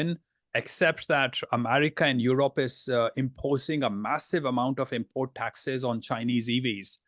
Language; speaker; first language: English; non-native, fluent; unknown